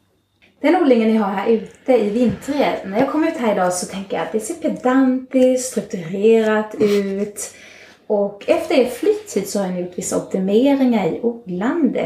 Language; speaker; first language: Swedish; native; Swedish